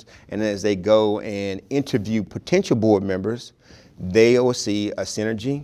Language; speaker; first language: English; native; English